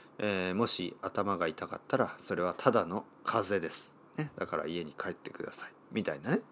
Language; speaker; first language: Japanese; native; Japanese